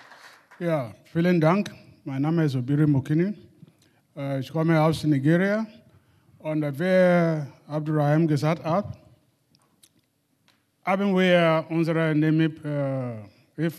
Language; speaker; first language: German; non-native, learner; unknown